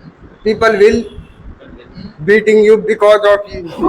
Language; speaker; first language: English; non-native, learner; Hindi